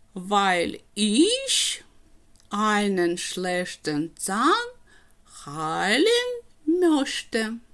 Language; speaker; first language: German; non-native, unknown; Ukrainian